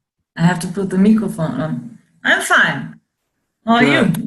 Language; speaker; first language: English; non-native, learner; German